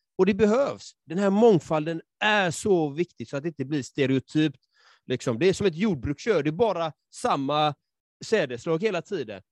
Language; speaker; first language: Swedish; native; Swedish